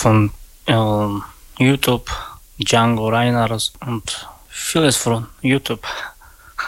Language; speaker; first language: German; non-native, learner; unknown